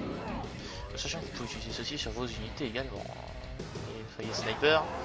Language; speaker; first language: French; native; French